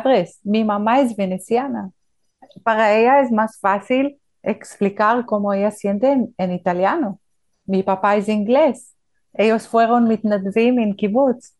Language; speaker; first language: Spanish; non-native, fluent; Hebrew